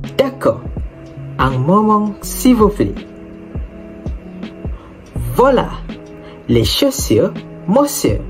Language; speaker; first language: French; non-native, learner; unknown